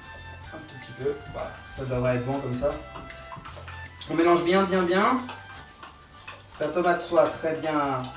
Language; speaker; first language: French; non-native, learner; Spanish